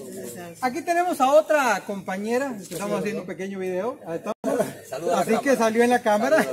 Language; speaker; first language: Spanish; native; Spanish